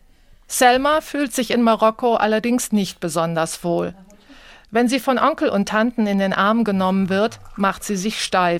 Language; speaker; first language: German; native; German